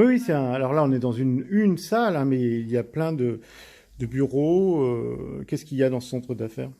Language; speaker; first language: French; native; French